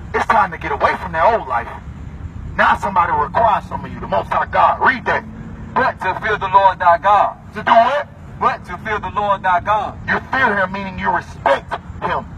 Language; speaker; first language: English; native; English